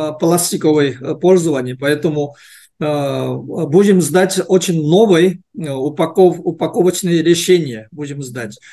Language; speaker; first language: Russian; non-native, learner; Korean